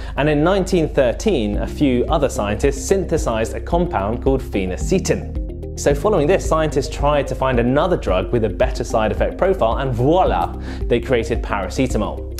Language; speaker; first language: English; native; English